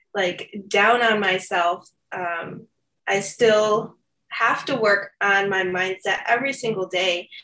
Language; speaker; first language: English; native; English